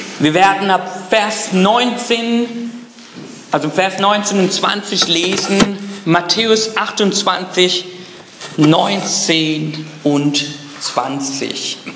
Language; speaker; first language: German; non-native, fluent; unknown